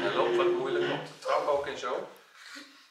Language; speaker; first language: Dutch; native; Dutch